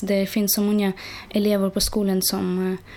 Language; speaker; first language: Swedish; non-native, learner; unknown